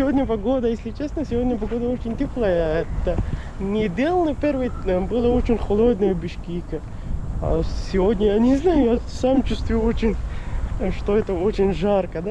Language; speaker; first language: Russian; non-native, learner; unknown